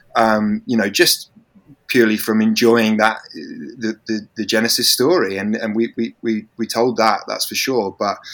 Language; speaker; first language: English; native; English